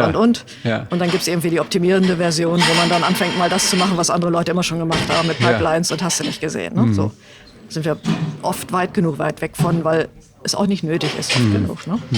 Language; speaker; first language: German; native; German